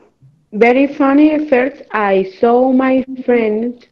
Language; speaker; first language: English; non-native, learner; Spanish